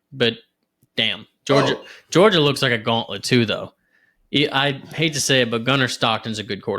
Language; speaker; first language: English; native; English